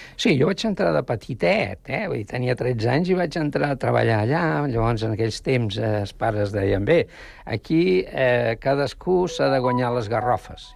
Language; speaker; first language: Catalan; non-native, local second language; Spanish